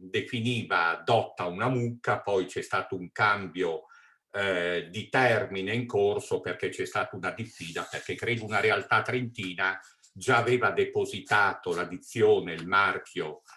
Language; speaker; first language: Italian; native; Italian